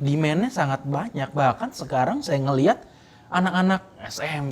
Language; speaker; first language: Indonesian; native; Indonesian